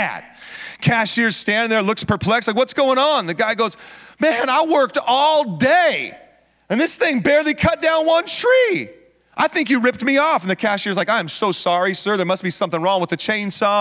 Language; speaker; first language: English; native; English